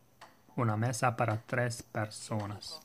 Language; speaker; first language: Spanish; non-native, learner; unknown